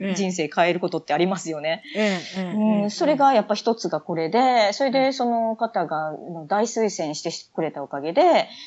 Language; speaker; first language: Japanese; native; Japanese